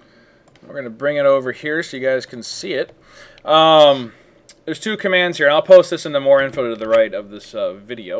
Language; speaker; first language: English; native; English